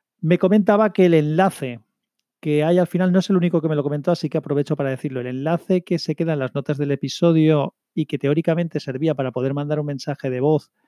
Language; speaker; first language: Spanish; native; Spanish